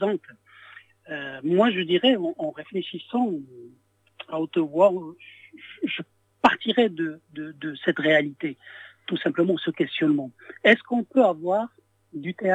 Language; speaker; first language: French; non-native, local second language; Arabic